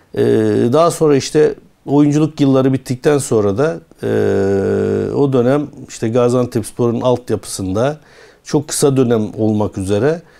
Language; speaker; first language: Turkish; native; Turkish